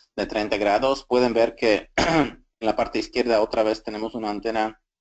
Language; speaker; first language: Spanish; non-native, fluent; Slovak